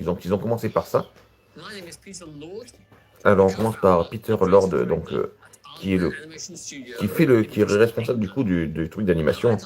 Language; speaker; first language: French; native; French